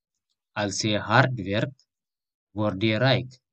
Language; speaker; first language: Dutch; non-native, fluent; Tigrinya